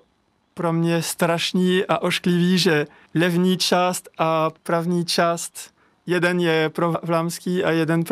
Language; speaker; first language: Czech; non-native, learner; French